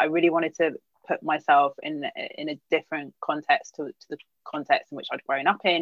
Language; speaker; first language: English; native; English